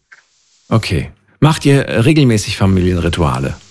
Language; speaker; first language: German; native; German